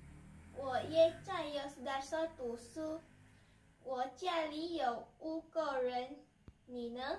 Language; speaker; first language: Chinese; non-native, learner; Indonesian